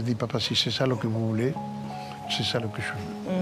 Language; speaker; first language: French; non-native, fluent; Spanish